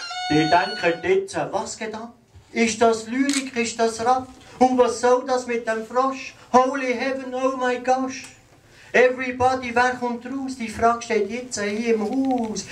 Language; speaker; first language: German; native; German